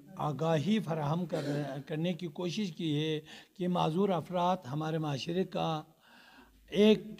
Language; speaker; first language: Urdu; non-native, local second language; Balti